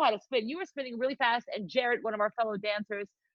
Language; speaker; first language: English; non-native, local second language; Filipino